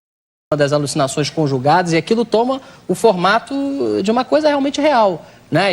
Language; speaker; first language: Portuguese; native; Portuguese